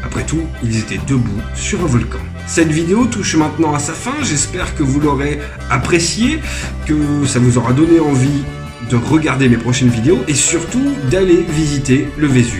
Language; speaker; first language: French; native; French